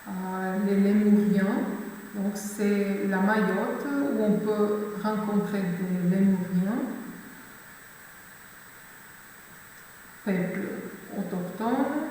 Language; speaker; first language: French; non-native, fluent; Macedonian